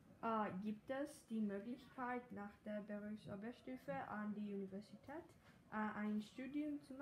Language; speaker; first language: German; non-native, learner; Greek